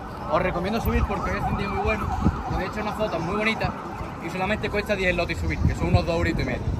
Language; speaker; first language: Spanish; native; Spanish